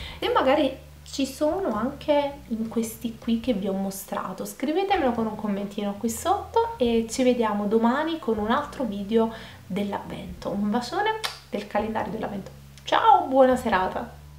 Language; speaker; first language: Italian; native; Italian